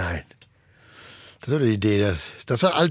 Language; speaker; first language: German; native; German